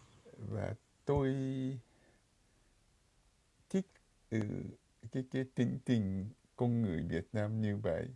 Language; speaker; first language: Vietnamese; non-native, fluent; Japanese